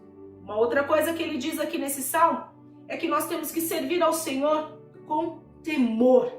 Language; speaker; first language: Portuguese; native; Portuguese